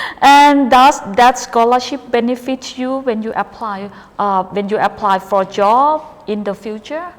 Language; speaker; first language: English; non-native, fluent; Thai